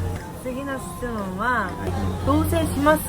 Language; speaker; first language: Japanese; non-native, fluent; Korean